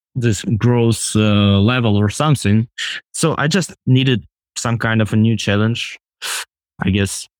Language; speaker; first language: English; non-native, fluent; Russian